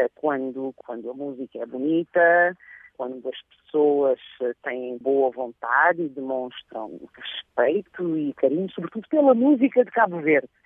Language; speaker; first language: Portuguese; non-native, local second language; Kabuverdianu